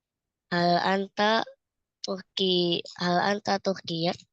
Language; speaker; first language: Arabic; non-native, learner; Indonesian